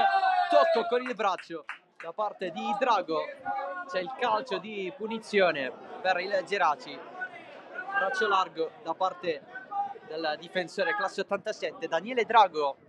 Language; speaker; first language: Italian; native; Italian